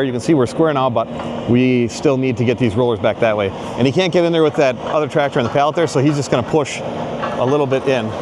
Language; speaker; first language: English; native; English